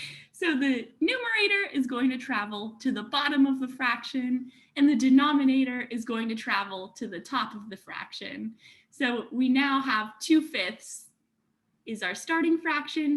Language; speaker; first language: English; native; English